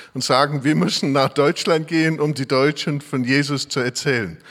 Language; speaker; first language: German; non-native, fluent; English